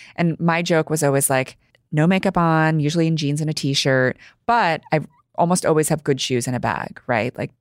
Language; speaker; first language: English; early bilingual, other home language; Cantonese